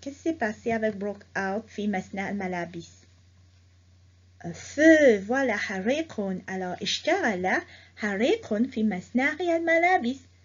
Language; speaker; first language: French; non-native, local second language; Morisyen